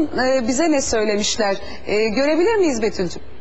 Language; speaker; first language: Turkish; native; Turkish